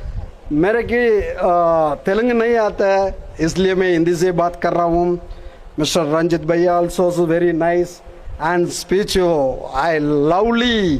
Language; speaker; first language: Hindi; non-native, local second language; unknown